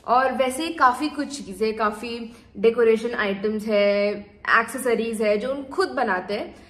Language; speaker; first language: Hindi; non-native, local second language; Tulu